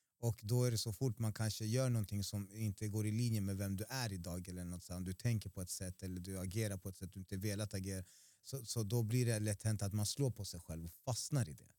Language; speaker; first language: Swedish; early bilingual, other home language; Spanish